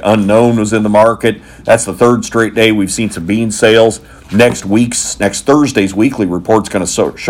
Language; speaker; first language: English; native; English